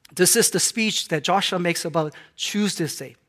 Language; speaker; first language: English; non-native, local second language; Korean